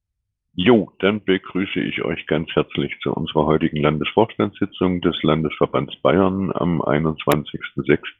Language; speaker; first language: German; native; German